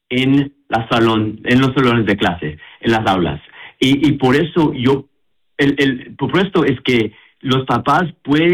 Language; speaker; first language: Spanish; early bilingual, heritage; Spanish